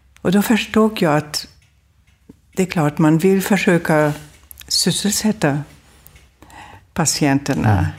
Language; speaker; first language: Swedish; non-native, fluent; German